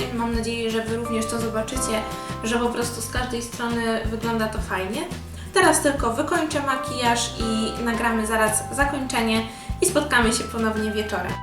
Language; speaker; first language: Polish; native; Polish